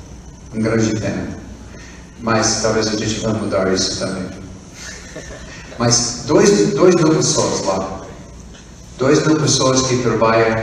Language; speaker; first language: Portuguese; non-native, fluent; English